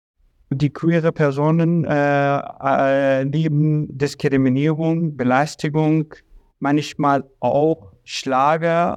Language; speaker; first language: German; non-native, learner; Arabic